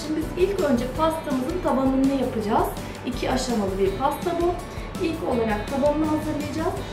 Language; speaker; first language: Turkish; early bilingual, heritage; Turkish